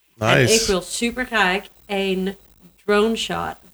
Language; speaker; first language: Dutch; non-native, fluent; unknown